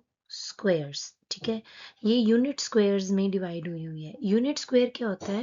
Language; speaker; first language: Hindi; native; Hindi